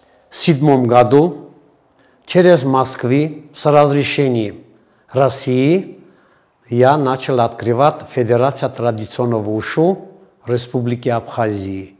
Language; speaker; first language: Russian; non-native, fluent; Armenian